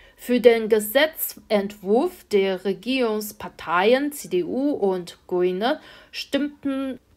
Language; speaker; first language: German; non-native, fluent; Chinese